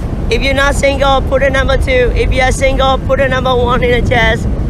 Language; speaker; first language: English; non-native, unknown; Vietnamese